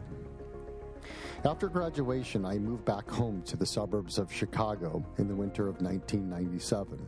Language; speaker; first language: English; native; English